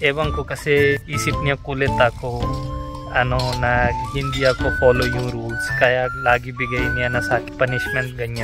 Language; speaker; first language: Filipino; non-native, learner; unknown